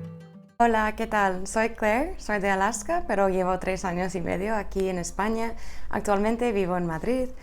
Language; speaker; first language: Spanish; non-native, fluent; English